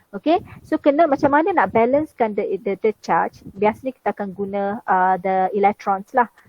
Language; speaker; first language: Malay; native; Malay